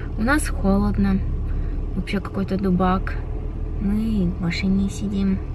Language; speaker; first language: Russian; native; Russian